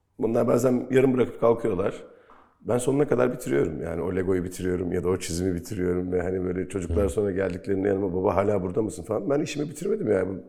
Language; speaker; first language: Turkish; native; Turkish